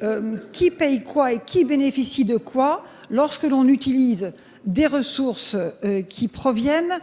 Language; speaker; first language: French; native; French